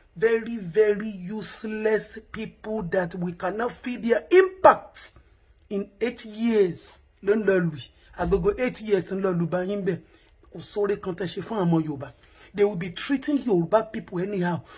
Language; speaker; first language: Nigerian Pidgin; non-native, local second language; Yoruba